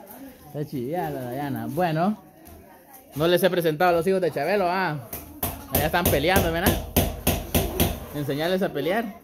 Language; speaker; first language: Spanish; native; Spanish